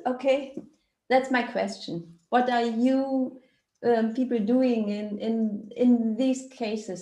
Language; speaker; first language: English; non-native, learner; German